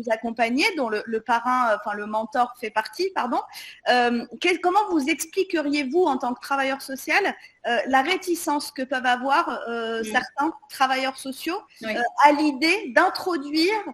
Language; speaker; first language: French; native; French